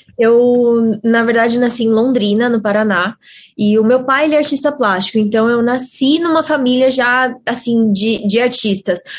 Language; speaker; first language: Portuguese; native; Portuguese